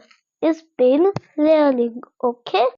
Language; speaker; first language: German; non-native, learner; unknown